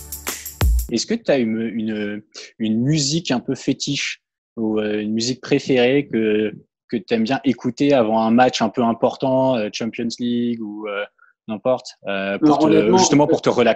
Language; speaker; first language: French; early bilingual, heritage; French